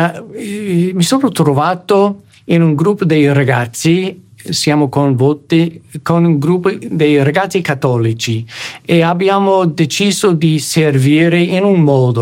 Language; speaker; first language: Italian; non-native, fluent; English